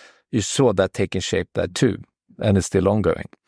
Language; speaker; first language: English; non-native, fluent; Swedish